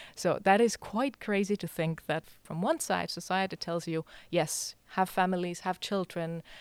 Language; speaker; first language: English; non-native, fluent; Estonian